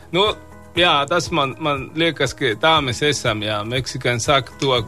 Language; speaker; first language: Latvian; non-native, fluent; Spanish